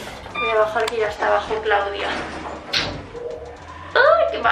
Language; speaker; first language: Spanish; native; Spanish